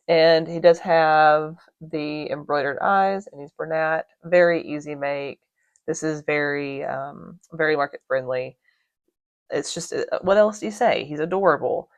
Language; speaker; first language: English; native; English